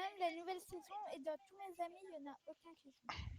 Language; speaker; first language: French; native; French